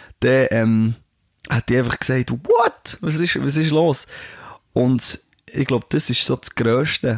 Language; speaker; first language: German; native; German